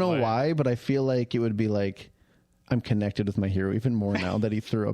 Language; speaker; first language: English; native; English